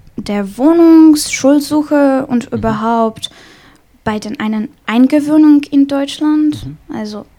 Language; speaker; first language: German; non-native, learner; Ukrainian